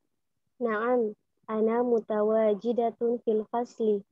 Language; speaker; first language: Arabic; non-native, learner; Indonesian